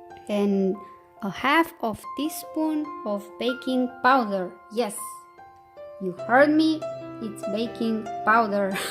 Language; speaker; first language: English; non-native, fluent; Romanian